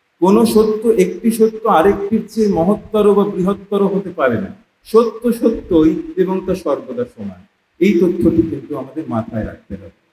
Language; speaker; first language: Bangla; native; Bangla